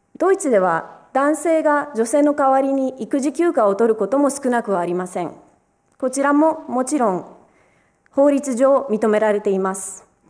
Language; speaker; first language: Japanese; early bilingual, other home language; Romanian